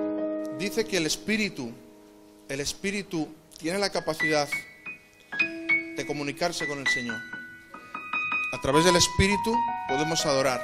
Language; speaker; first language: Spanish; native; Spanish